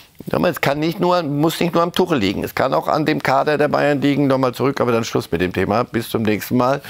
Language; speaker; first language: German; native; German